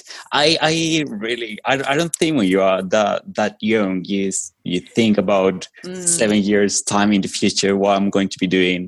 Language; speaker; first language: English; non-native, fluent; Spanish